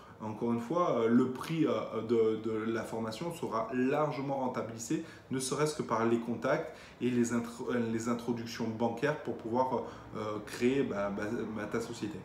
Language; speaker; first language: French; native; French